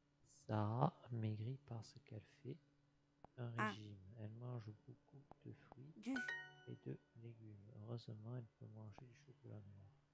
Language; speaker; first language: French; non-native, learner; English